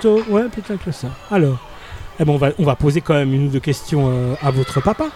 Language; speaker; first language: French; native; French